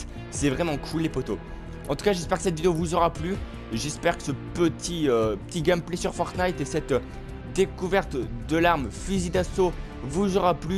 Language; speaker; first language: French; native; French